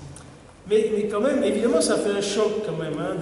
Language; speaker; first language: French; native; French